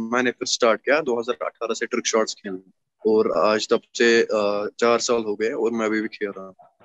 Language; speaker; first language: Hindi; native; Hindi